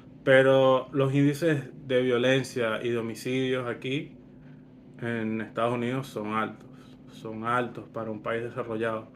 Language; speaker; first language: Spanish; early bilingual, other home language; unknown